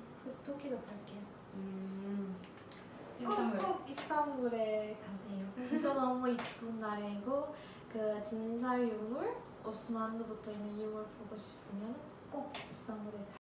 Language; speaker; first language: Korean; non-native, learner; Turkish